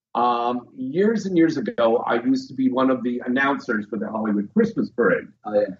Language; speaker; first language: English; native; English